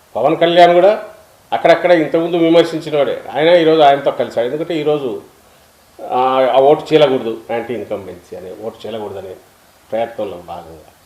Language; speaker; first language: Telugu; native; Telugu